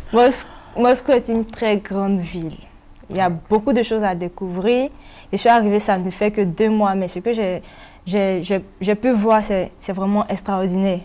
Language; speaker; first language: French; non-native, local second language; Malagasy